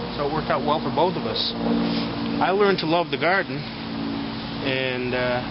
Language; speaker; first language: English; native; English